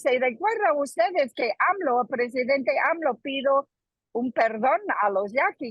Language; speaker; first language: Spanish; non-native, fluent; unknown